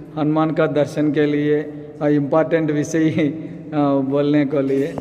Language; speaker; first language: Hindi; non-native, local second language; Telugu